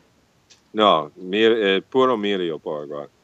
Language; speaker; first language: Portuguese; non-native, fluent; English